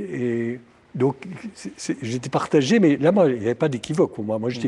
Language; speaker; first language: French; native; French